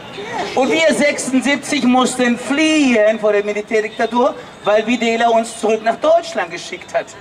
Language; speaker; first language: German; early bilingual, heritage; German